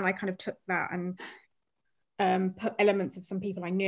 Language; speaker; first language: English; native; English